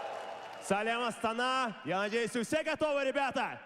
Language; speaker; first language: Russian; native; Russian